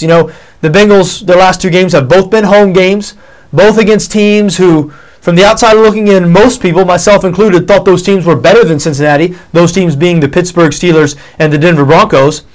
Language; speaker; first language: English; native; English